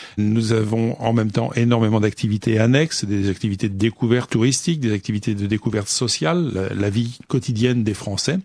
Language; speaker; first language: French; native; French